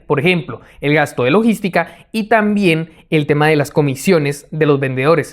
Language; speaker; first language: Spanish; native; Spanish